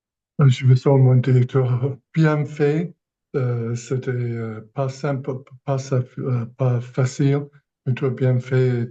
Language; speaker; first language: French; non-native, fluent; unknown